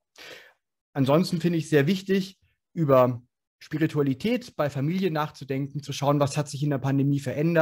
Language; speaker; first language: German; native; German